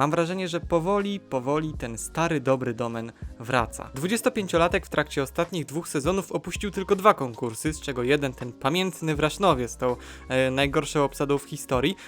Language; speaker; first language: Polish; native; Polish